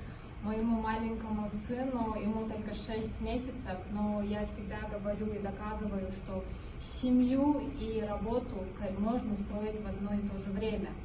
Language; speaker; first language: Russian; non-native, local second language; Kyrgyz